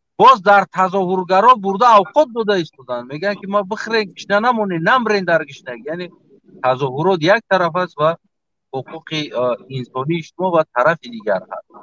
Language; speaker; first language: Tajik; native; Tajik